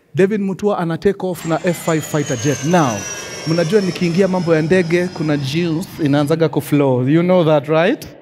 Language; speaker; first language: English; non-native, local second language; Swahili